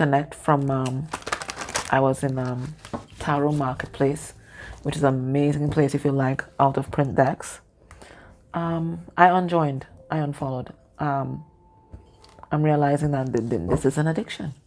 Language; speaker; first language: English; native; English